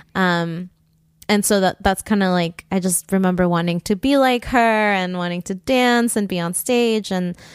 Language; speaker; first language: English; early bilingual, other home language; Spanish